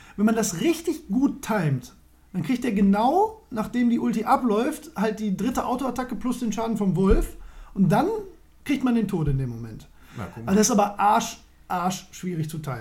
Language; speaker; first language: German; native; German